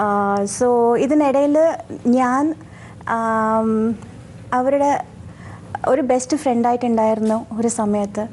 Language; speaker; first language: Malayalam; non-native, local second language; Tamil